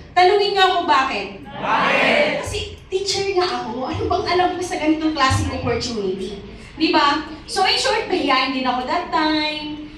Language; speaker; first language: Filipino; non-native, local second language; Masbatenyo